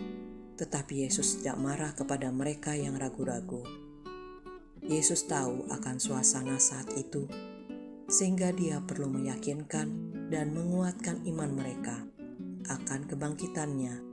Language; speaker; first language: Indonesian; native; Indonesian